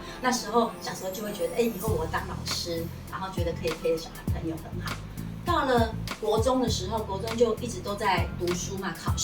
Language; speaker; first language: Chinese; non-native, local second language; Min Nan Chinese